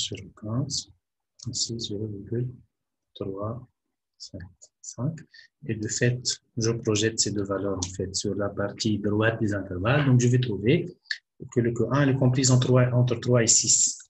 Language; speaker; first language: French; non-native, local second language; Arabic